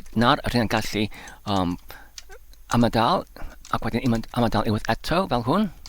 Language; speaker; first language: Welsh; non-native, fluent; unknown